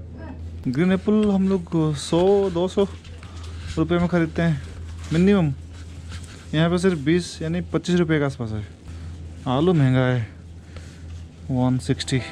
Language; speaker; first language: Hindi; non-native, local second language; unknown